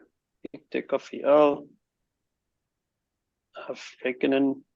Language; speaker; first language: Dutch; non-native, learner; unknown